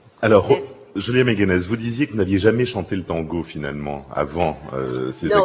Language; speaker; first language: French; native; French